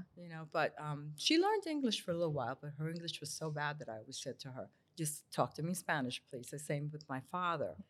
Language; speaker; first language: English; early bilingual, other home language; Spanish